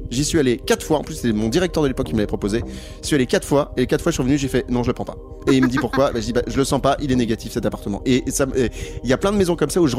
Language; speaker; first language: French; native; French